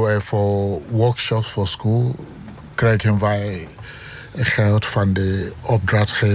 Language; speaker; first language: Dutch; non-native, learner; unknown